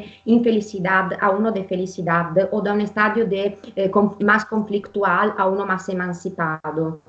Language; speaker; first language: Spanish; non-native, fluent; Italian